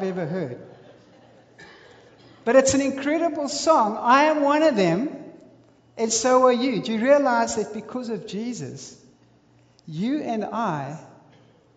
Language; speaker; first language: English; native; English